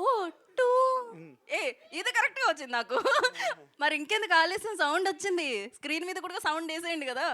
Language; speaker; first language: Telugu; native; Telugu